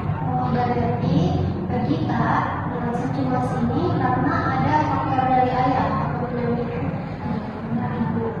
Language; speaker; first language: Indonesian; native; Indonesian